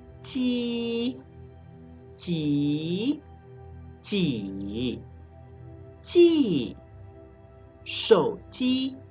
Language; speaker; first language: Chinese; non-native, fluent; Thai